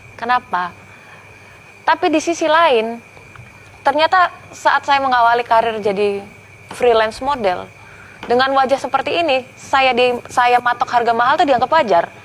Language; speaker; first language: Indonesian; early bilingual, other home language; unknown